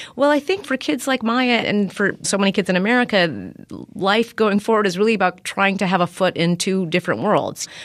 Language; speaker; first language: English; native; English